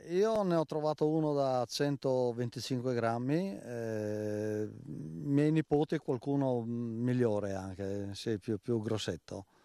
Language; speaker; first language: Italian; native; Italian